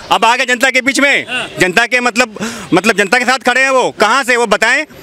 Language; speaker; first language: Hindi; native; Hindi